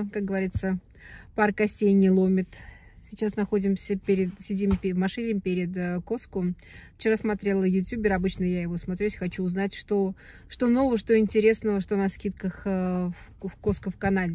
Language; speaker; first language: Russian; native; Russian